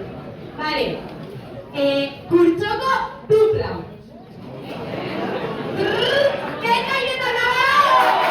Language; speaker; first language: Basque; non-native, local second language; Spanish